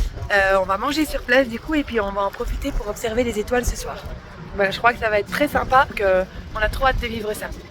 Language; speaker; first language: French; native; French